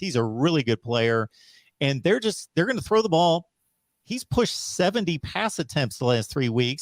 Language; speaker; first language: English; native; English